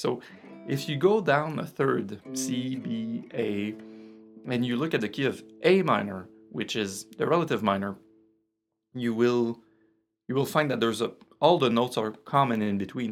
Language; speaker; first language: English; non-native, fluent; French